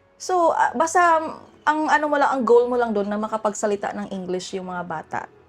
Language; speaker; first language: Filipino; native; Filipino